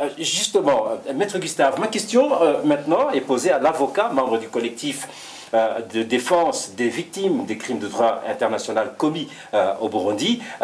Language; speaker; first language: French; non-native, local second language; Rundi